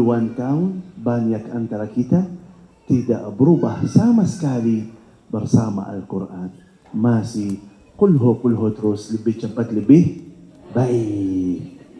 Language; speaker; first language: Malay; non-native, fluent; Arabic